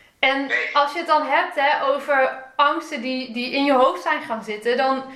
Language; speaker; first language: Dutch; native; Dutch